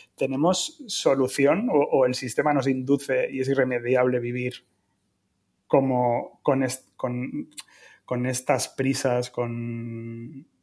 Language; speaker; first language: Spanish; native; Spanish